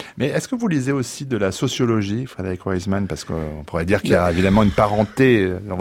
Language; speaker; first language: French; native; French